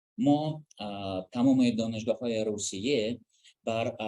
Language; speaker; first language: Persian; non-native, learner; Russian